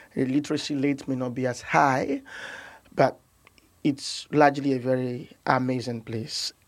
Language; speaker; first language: English; non-native, local second language; Igbo